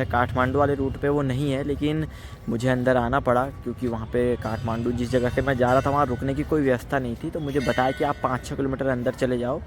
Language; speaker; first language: Hindi; native; Hindi